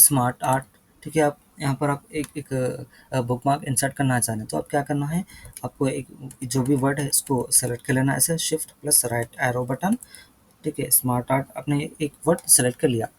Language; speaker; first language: Hindi; native; Hindi